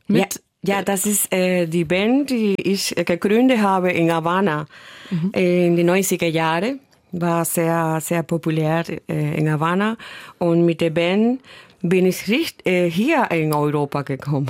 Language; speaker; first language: German; non-native, fluent; Spanish